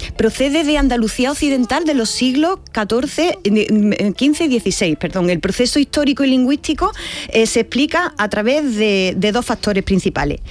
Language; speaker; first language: Spanish; native; Spanish